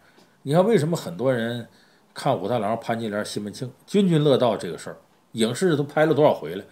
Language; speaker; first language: Chinese; native; Chinese